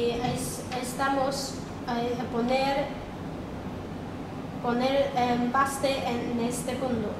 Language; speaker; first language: Spanish; non-native, learner; Chinese